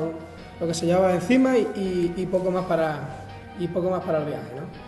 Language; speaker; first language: Spanish; native; Spanish